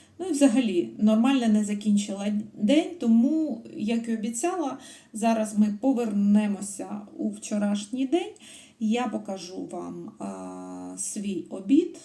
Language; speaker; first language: Ukrainian; native; Ukrainian